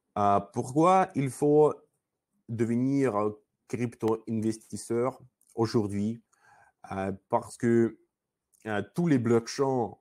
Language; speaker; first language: French; non-native, learner; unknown